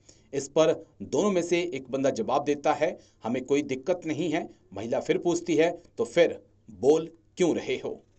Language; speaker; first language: Hindi; native; Hindi